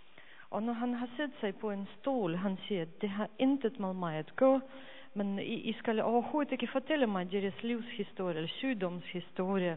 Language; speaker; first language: Danish; non-native, fluent; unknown